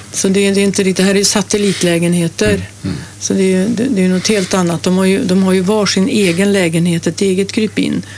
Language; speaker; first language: Swedish; native; Swedish